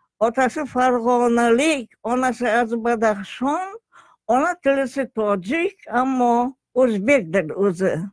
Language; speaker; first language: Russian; non-native, local second language; Tajik